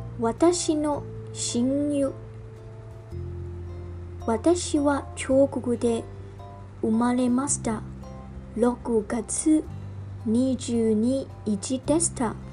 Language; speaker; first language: Japanese; non-native, learner; Chinese